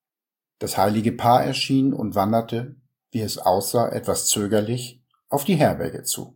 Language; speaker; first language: German; native; German